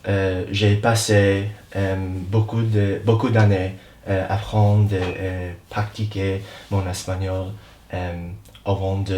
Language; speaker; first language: French; non-native, learner; English